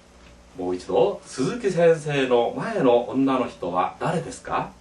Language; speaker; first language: Japanese; non-native, fluent; Korean